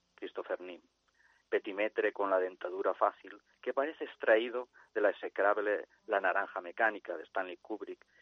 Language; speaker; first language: Spanish; non-native, local second language; Catalan